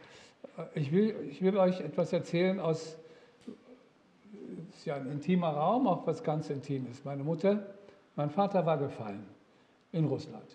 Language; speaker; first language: German; native; German